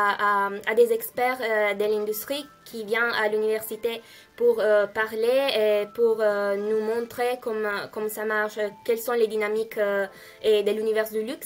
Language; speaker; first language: French; non-native, fluent; Italian